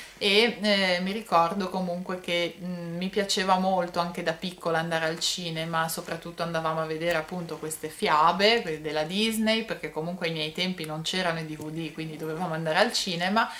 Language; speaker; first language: Italian; native; Italian